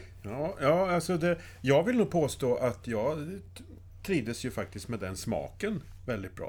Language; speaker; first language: Swedish; native; Swedish